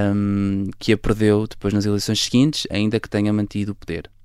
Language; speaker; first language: Portuguese; native; Portuguese